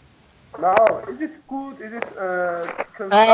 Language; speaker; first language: English; non-native, learner; Persian